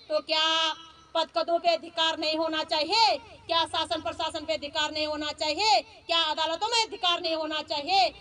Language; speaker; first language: Hindi; native; Hindi